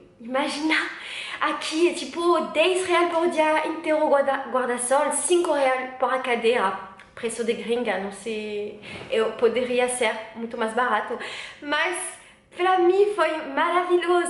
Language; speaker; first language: Portuguese; non-native, learner; French